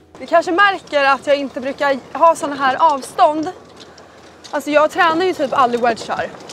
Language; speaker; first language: Swedish; native; Swedish